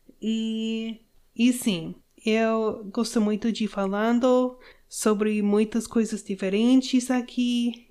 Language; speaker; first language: Portuguese; non-native, learner; English